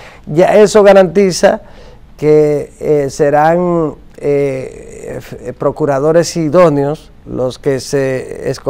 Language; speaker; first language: Spanish; native; Spanish